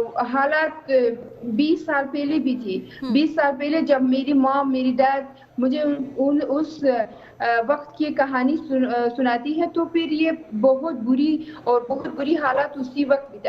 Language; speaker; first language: Hindi; non-native, fluent; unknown